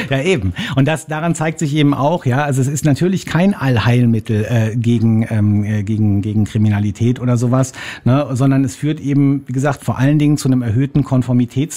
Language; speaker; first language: German; native; German